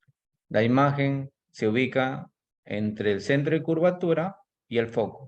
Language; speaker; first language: Spanish; native; Spanish